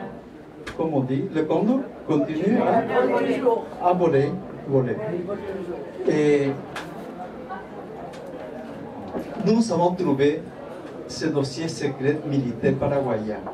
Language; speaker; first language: French; non-native, fluent; Spanish